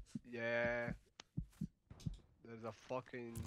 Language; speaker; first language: English; non-native, fluent; Portuguese